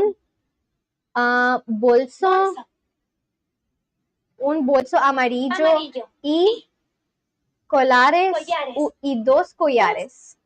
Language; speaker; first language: Spanish; non-native, learner; Bangla